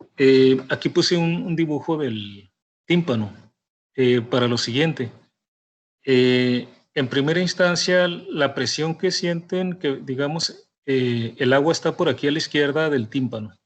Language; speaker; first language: Spanish; native; Spanish